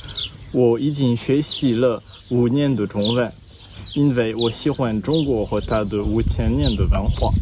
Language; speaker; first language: Chinese; non-native, learner; French